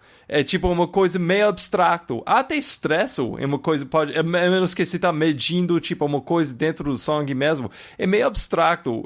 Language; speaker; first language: Portuguese; non-native, fluent; English